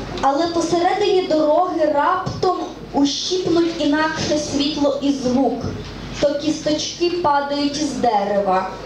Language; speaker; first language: Ukrainian; native; Ukrainian